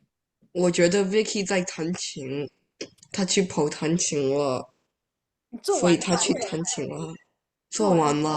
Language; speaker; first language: Chinese; early bilingual, other home language; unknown